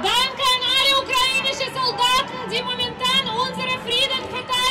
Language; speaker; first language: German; non-native, learner; Ukrainian